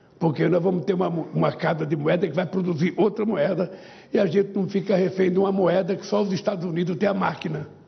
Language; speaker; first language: Portuguese; native; Portuguese